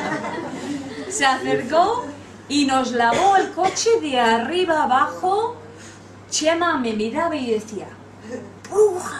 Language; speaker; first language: Spanish; non-native, fluent; English